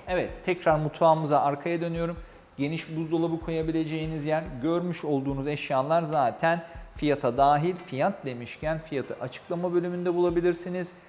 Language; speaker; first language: Turkish; native; Turkish